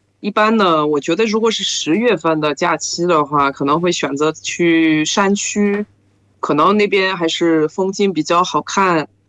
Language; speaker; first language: Chinese; non-native, fluent; French